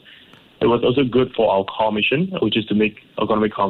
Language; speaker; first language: English; non-native, local second language; Cantonese